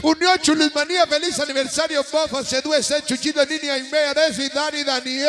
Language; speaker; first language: Spanish; native; Spanish